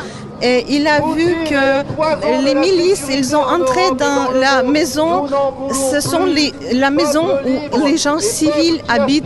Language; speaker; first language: French; non-native, learner; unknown